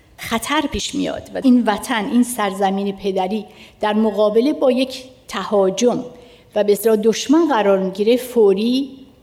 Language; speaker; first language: Persian; native; Persian